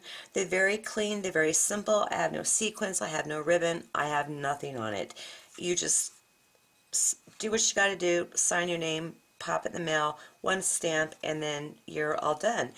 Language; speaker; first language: English; native; English